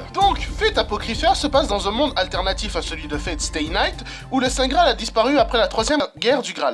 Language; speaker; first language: French; native; French